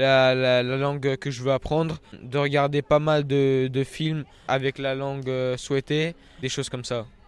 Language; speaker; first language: French; early bilingual, other home language; Hungarian